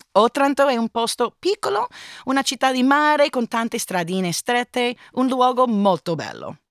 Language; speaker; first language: Italian; non-native, learner; English